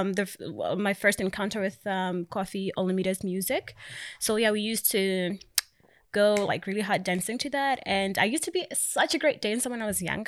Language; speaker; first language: English; non-native, local second language; Tswana